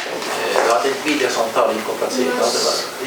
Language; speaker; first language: Swedish; native; Swedish